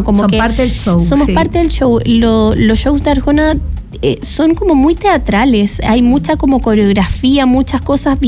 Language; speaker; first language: Spanish; native; Spanish